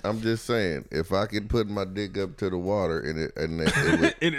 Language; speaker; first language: English; native; English